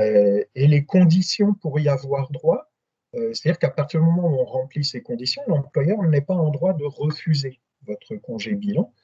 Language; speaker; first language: French; native; French